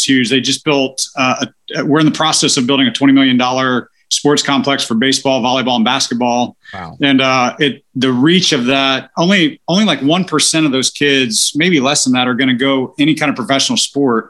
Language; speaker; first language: English; native; English